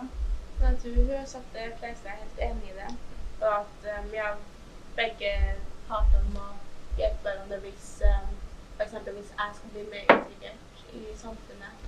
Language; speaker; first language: Norwegian; early bilingual, other home language; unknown